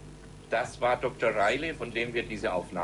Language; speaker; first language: German; native; German